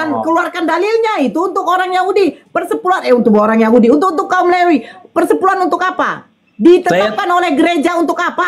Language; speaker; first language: Indonesian; native; Indonesian